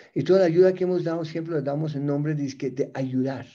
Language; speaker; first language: Spanish; early bilingual, other home language; English